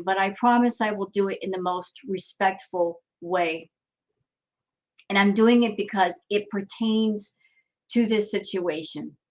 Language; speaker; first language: English; native; English